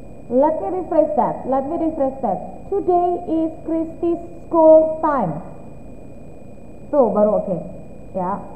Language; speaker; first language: English; non-native, fluent; Indonesian